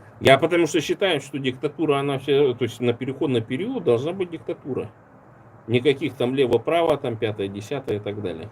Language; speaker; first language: Russian; native; Russian